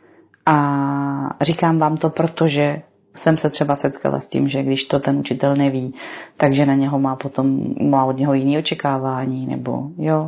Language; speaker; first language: Czech; native; Czech